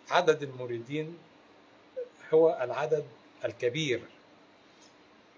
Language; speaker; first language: Arabic; native; Arabic